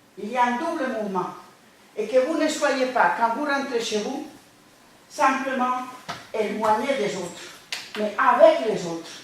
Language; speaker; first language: French; non-native, fluent; Spanish